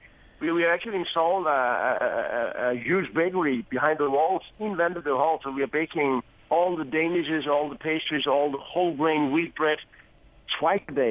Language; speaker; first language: English; non-native, fluent; Danish